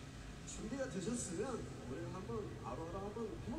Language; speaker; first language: Korean; native; Korean